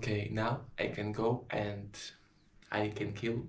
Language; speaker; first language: English; non-native, fluent; Russian